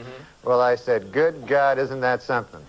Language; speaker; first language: English; native; English